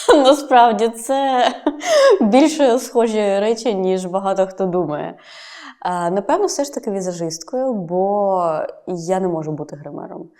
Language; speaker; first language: Ukrainian; native; Ukrainian